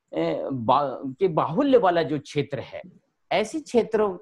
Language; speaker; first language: Hindi; native; Hindi